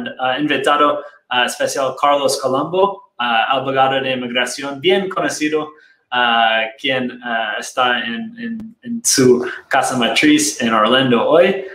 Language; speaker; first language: Spanish; non-native, fluent; Portuguese